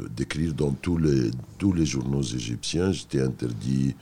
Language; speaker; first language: French; non-native, fluent; Arabic